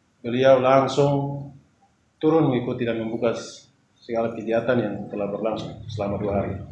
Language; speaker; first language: Indonesian; native; Indonesian